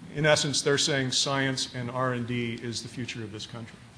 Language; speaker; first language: English; native; English